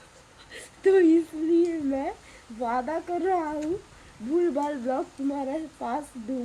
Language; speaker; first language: Hindi; non-native, local second language; Bangla